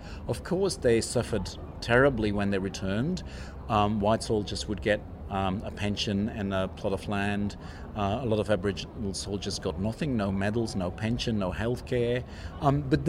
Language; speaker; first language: English; non-native, fluent; Dutch